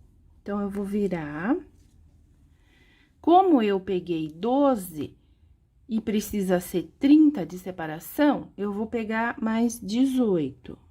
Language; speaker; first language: Portuguese; native; Portuguese